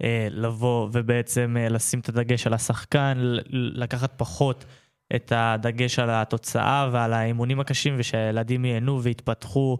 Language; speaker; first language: Hebrew; native; Hebrew